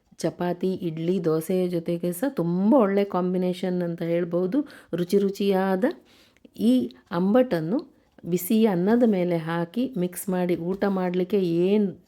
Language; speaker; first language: Kannada; non-native, local second language; Konkani